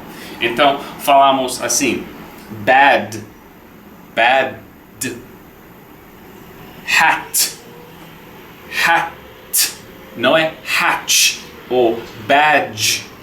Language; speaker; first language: Portuguese; non-native, learner; English